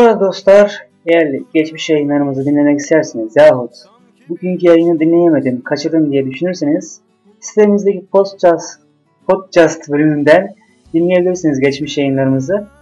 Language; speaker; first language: Turkish; native; Turkish